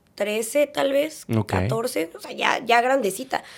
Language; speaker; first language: Spanish; native; Spanish